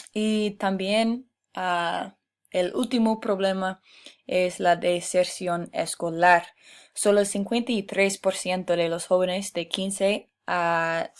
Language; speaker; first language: Spanish; non-native, fluent; English